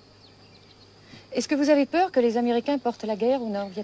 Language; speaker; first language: French; native; French